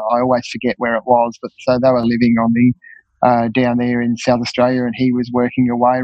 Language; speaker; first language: English; native; English